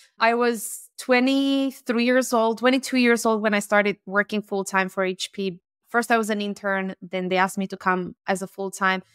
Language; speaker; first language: English; non-native, fluent; Romanian